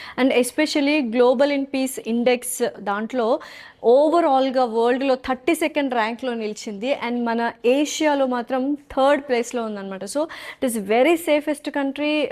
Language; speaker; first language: Telugu; native; Telugu